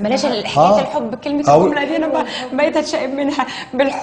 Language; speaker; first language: Arabic; native; Arabic